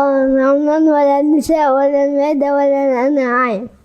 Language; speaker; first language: Arabic; native; Arabic